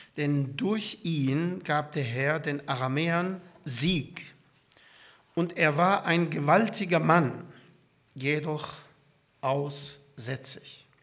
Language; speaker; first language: German; non-native, fluent; Arabic